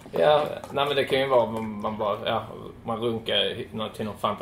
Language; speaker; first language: Swedish; native; Swedish